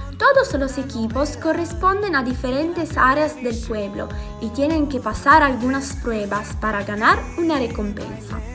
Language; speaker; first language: Spanish; non-native, learner; Italian